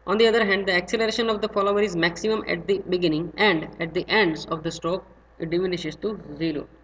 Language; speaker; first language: English; non-native, local second language; Gujarati